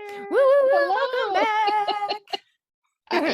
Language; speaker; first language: English; native; English